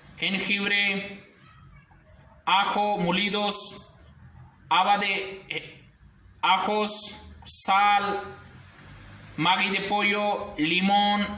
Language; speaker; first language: Spanish; non-native, learner; Urdu